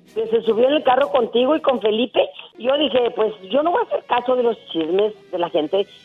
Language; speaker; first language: Spanish; native; Spanish